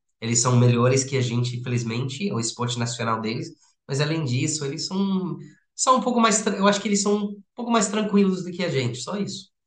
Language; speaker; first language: Portuguese; non-native, fluent; English